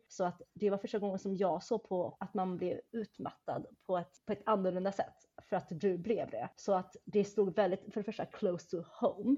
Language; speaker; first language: Swedish; early bilingual, other home language; Chinese